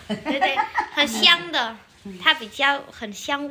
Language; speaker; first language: Chinese; non-native, fluent; Vietnamese